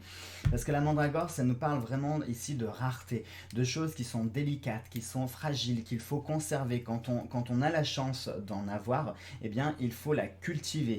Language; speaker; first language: French; native; French